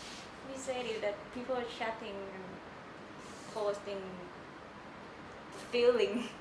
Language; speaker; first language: English; non-native, learner; Thai